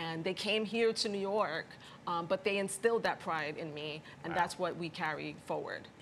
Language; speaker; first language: English; early bilingual, other home language; Spanish